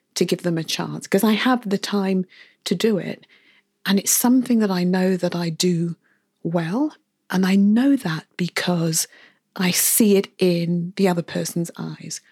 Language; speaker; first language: English; native; English